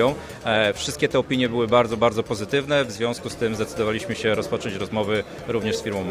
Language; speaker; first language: Polish; native; Polish